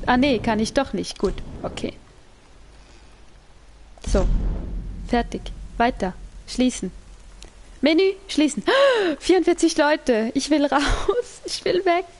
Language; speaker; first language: German; native; German